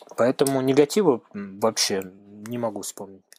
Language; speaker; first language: Russian; native; Russian